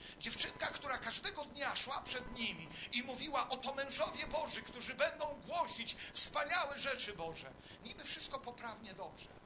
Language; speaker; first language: Polish; native; Polish